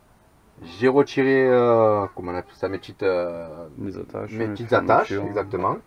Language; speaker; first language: French; native; French